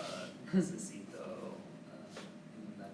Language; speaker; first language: Spanish; non-native, learner; English